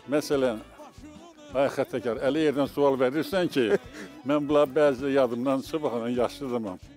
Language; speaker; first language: Azerbaijani; native; Azerbaijani